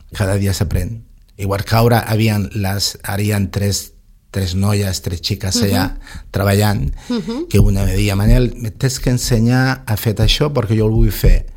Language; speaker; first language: Catalan; non-native, local second language; Spanish